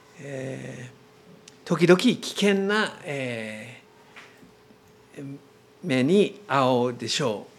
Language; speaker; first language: Japanese; non-native, learner; English